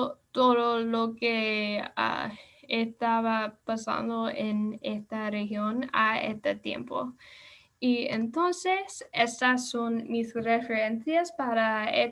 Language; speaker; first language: Spanish; non-native, learner; English